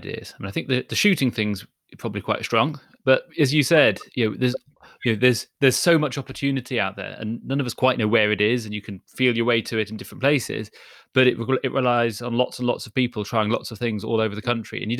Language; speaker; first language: English; native; English